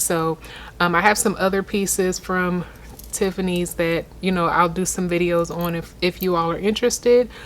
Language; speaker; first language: English; native; English